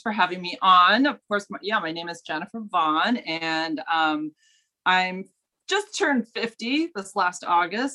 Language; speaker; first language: English; native; English